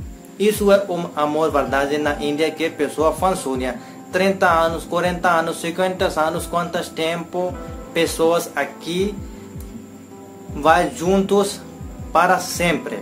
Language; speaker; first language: Portuguese; non-native, learner; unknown